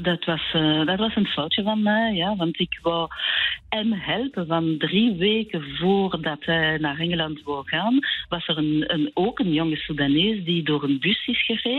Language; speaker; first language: Dutch; non-native, local second language; French